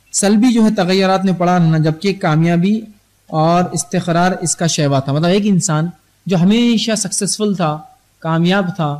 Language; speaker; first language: Urdu; native; Urdu